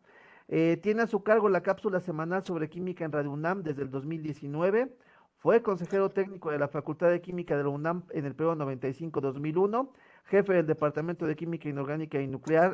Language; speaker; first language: Spanish; native; Spanish